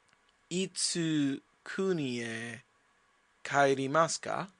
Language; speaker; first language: Japanese; non-native, learner; English